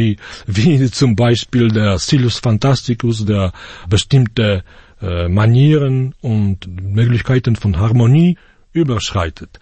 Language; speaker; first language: German; non-native, fluent; Polish